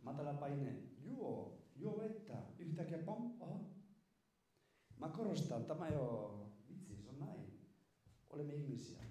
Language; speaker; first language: Finnish; non-native, fluent; Spanish